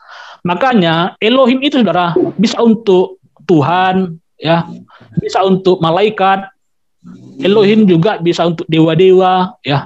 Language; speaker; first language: Indonesian; native; Indonesian